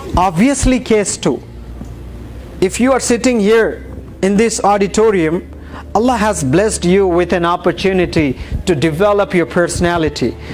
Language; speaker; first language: English; non-native, local second language; Urdu